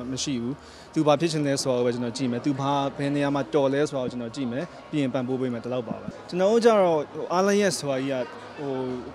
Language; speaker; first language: Burmese; native; Burmese